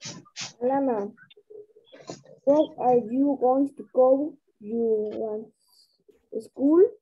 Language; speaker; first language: English; non-native, learner; Spanish